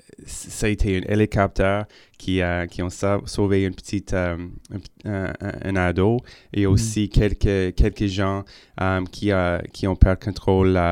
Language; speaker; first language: French; non-native, local second language; English